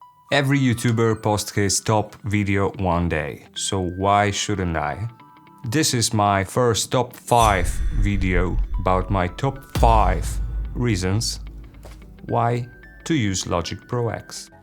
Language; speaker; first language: English; non-native, fluent; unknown